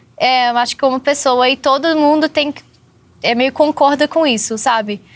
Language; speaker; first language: Portuguese; non-native, fluent; English